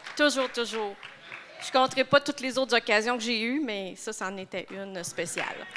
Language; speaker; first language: French; native; French